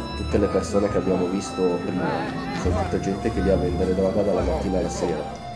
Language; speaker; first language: Italian; native; Italian